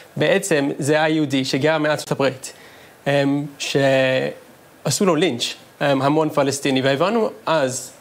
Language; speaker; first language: Hebrew; non-native, fluent; English